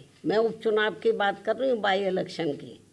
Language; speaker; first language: Hindi; native; Hindi